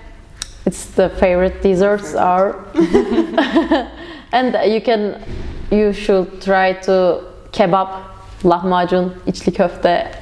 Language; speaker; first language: English; non-native, learner; Turkish